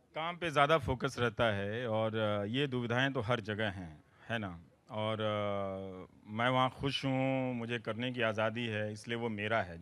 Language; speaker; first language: Hindi; non-native, local second language; Bhojpuri